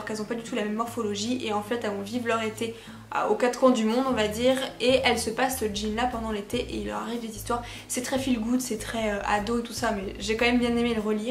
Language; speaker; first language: French; native; French